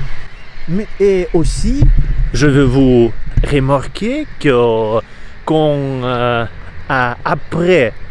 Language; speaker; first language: French; non-native, learner; Russian